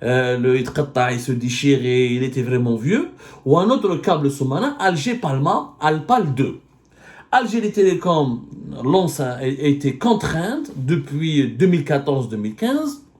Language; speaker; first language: French; non-native, local second language; Arabic